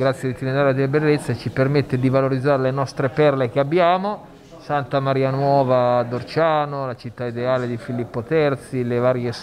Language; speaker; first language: Italian; native; Italian